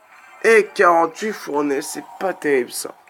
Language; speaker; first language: French; native; French